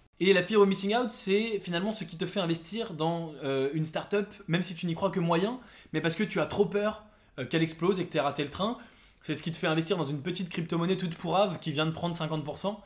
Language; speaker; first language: French; native; French